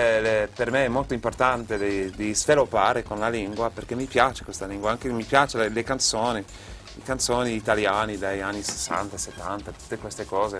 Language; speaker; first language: Italian; non-native, fluent; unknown